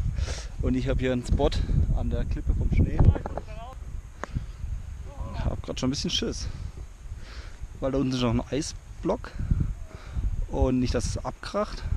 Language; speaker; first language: German; native; German